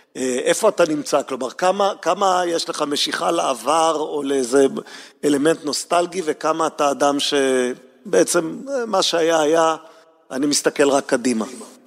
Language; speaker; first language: Hebrew; native; Hebrew